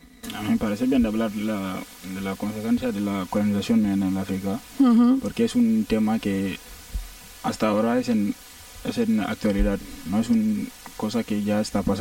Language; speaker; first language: Spanish; non-native, learner; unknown